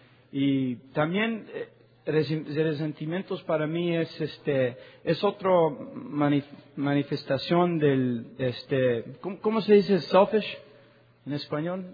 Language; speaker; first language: Spanish; non-native, learner; English